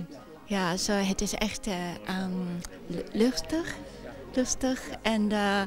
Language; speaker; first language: Dutch; non-native, learner; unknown